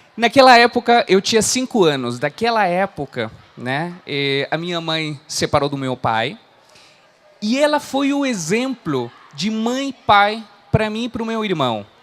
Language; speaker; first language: Portuguese; non-native, fluent; Spanish